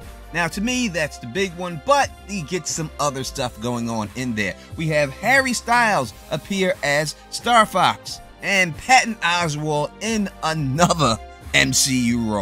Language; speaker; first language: English; native; English